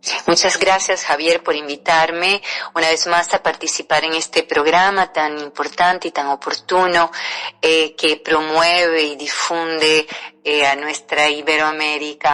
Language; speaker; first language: Spanish; non-native, fluent; Portuguese